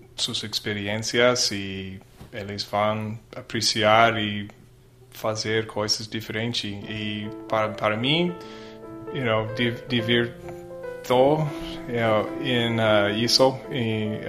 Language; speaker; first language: Portuguese; non-native, learner; English